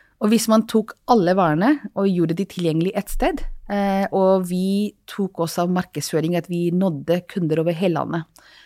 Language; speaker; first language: Norwegian; non-native, fluent; Hindi